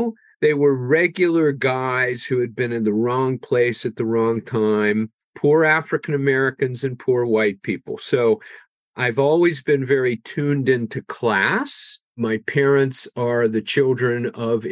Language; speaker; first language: English; native; English